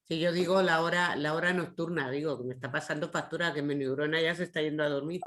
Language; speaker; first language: Spanish; native; Spanish